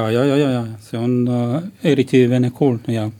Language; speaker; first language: Estonian; non-native, local second language; Russian